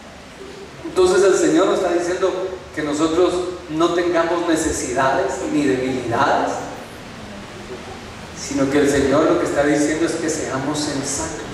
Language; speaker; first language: Spanish; native; Spanish